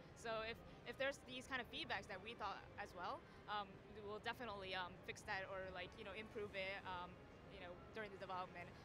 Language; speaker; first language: English; non-native, fluent; Japanese